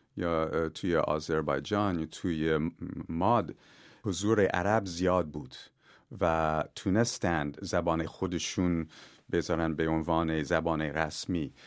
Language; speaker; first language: Persian; non-native, fluent; English